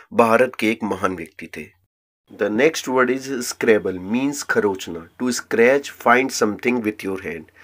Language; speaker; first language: Hindi; native; Hindi